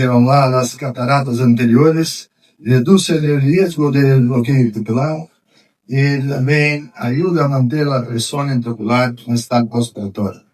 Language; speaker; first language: Spanish; non-native, fluent; Portuguese